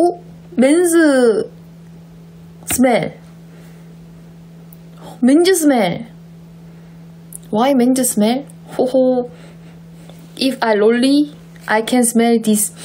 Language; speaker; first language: English; non-native, learner; Korean